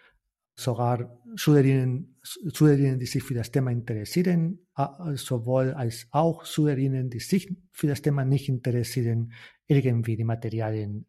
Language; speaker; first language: German; non-native, fluent; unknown